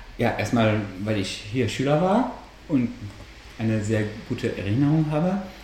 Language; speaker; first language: German; non-native, fluent; French